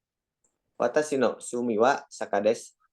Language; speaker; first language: Japanese; non-native, learner; Indonesian